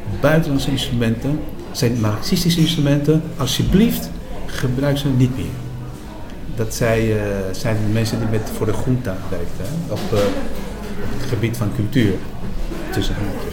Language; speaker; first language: Dutch; non-native, fluent; Spanish